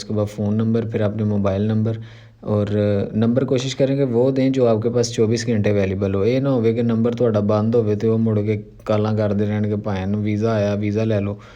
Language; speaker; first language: Urdu; non-native, local second language; Punjabi